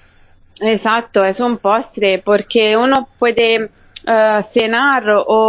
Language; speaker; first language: Spanish; non-native, fluent; Italian